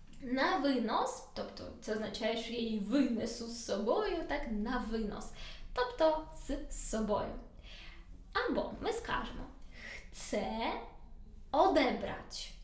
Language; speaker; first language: Polish; non-native, learner; Ukrainian